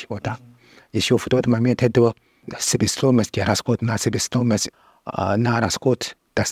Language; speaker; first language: Russian; non-native, learner; Chinese